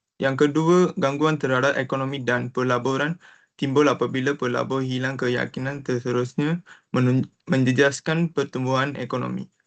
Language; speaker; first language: Malay; non-native, local second language; Tamil